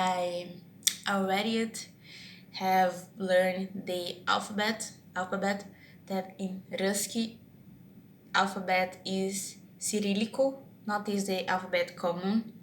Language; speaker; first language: English; non-native, learner; Portuguese